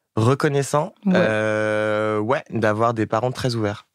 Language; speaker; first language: French; native; French